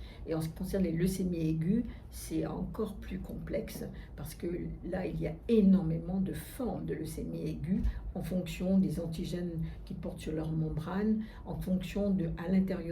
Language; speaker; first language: French; native; French